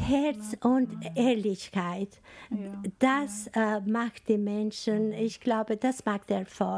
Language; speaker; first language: German; non-native, learner; Albanian